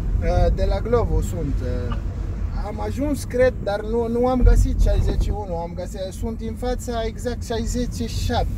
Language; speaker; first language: Romanian; non-native, learner; Arabic